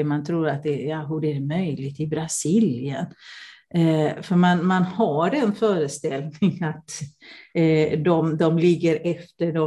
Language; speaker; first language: Swedish; non-native, fluent; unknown